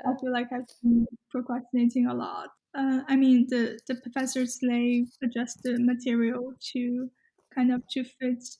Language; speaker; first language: English; non-native, fluent; Chinese